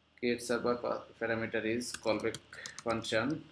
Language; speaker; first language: English; non-native, local second language; Bangla